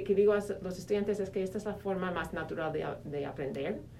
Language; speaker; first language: Spanish; non-native, fluent; English